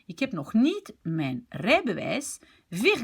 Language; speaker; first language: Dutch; non-native, fluent; French